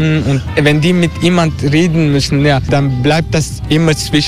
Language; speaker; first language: German; non-native, learner; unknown